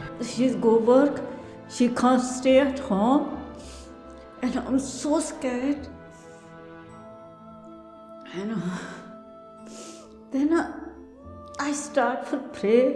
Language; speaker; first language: English; non-native, learner; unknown